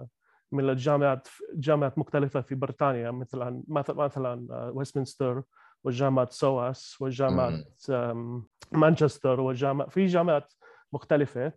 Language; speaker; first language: Arabic; non-native, learner; Kachhi